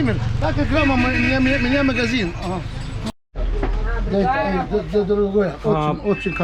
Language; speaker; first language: Russian; non-native, learner; Arabic